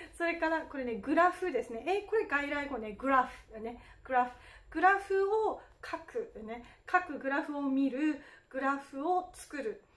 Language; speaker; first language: Japanese; native; Japanese